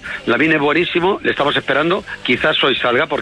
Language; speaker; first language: Spanish; native; Spanish